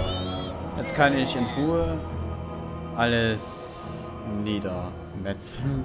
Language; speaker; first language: German; native; German